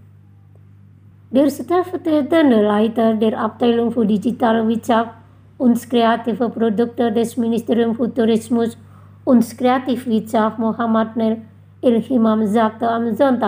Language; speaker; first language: German; non-native, fluent; Indonesian